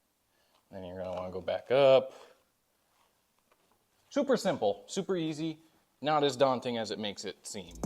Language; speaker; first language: English; native; English